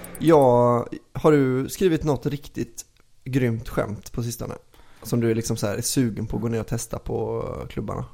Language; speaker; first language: Swedish; native; Swedish